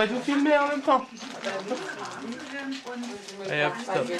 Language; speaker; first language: French; native; French